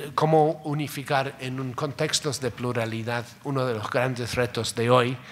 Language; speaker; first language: Spanish; non-native, fluent; English